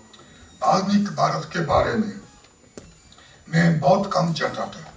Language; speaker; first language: Hindi; non-native, fluent; Japanese